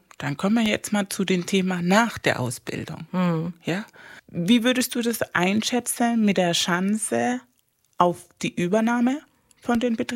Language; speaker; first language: German; non-native, fluent; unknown